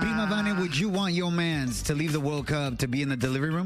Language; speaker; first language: English; early bilingual, other home language; Spanish